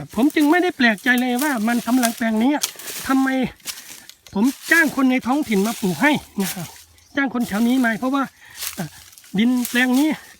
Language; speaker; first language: Thai; native; Thai